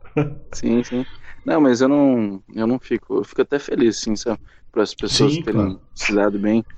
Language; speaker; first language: Portuguese; native; Portuguese